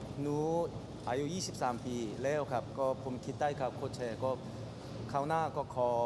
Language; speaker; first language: Thai; non-native, fluent; Korean